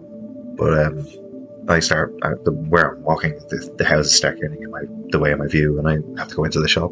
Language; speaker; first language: English; native; English